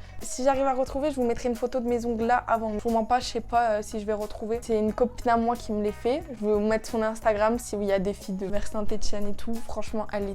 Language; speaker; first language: French; native; French